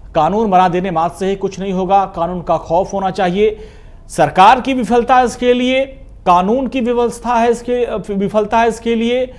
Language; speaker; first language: Hindi; native; Hindi